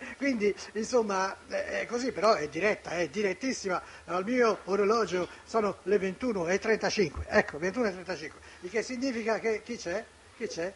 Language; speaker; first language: Italian; native; Italian